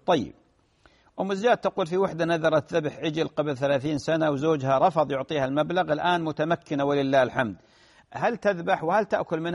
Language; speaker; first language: Arabic; native; Arabic